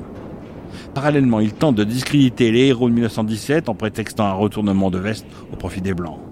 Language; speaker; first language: French; native; French